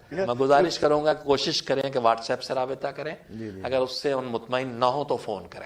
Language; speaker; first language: Urdu; native; Urdu